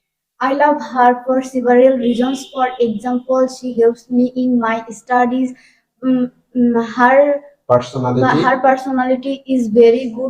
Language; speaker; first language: English; non-native, learner; Bangla